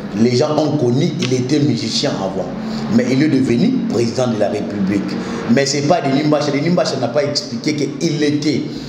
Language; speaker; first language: French; non-native, local second language; Lingala